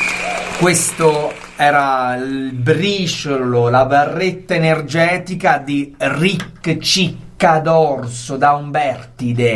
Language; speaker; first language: Italian; native; Italian